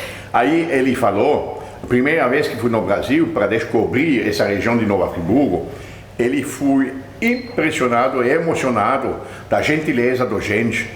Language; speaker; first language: Portuguese; non-native, fluent; French